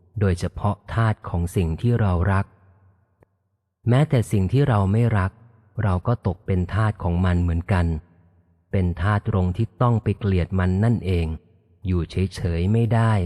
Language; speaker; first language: Thai; native; Thai